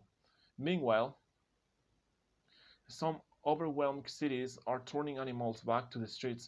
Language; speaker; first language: English; non-native, fluent; Spanish